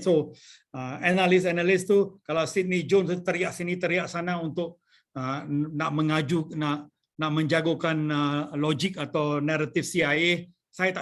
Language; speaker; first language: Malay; non-native, local second language; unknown